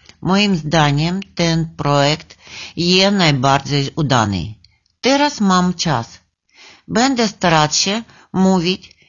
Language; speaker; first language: Polish; non-native, learner; Ukrainian